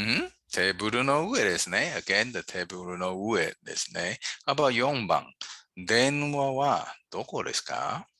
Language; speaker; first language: Japanese; non-native, fluent; English